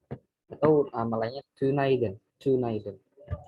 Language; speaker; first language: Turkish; non-native, fluent; Indonesian